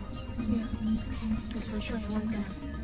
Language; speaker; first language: English; non-native, local second language; Filipino